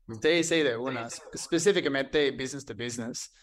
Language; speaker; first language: Spanish; non-native, fluent; English